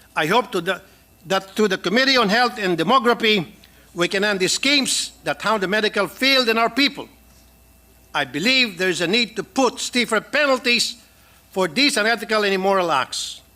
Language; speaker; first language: English; non-native, local second language; Filipino